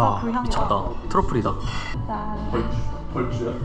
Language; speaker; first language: Korean; native; Korean